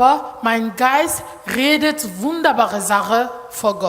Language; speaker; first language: German; non-native, learner; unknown